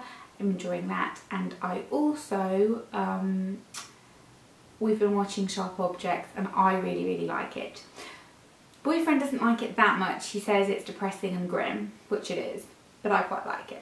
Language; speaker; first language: English; native; English